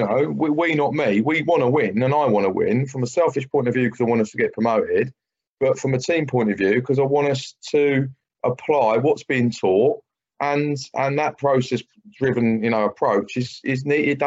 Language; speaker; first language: English; native; English